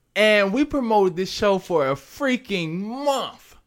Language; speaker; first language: English; native; English